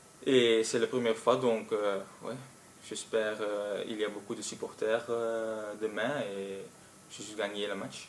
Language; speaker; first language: French; non-native, local second language; Dutch